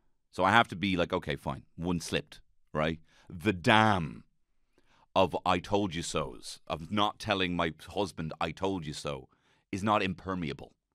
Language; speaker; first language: English; native; English